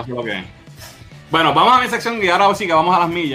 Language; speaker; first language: Spanish; native; Spanish